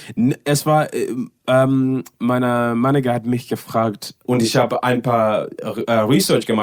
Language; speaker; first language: German; non-native, learner; English